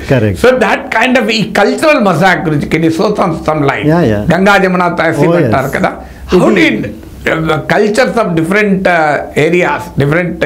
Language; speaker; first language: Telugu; native; Telugu